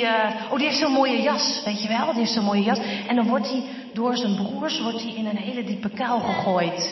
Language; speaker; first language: Dutch; native; Dutch